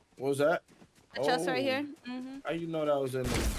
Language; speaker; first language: English; native; English